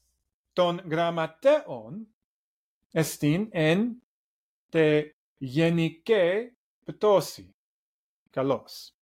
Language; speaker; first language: Greek; non-native, learner; English